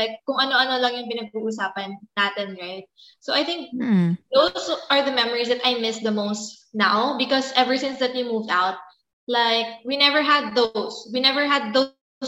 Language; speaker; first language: English; non-native, local second language; Filipino